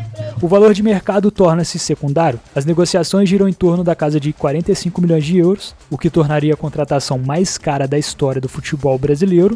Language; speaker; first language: Portuguese; native; Portuguese